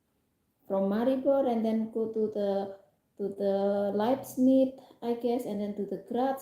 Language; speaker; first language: English; non-native, fluent; Indonesian